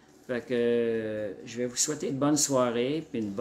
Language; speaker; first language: French; native; French